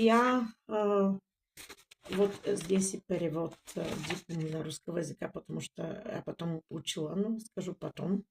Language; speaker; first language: Russian; non-native, learner; Bulgarian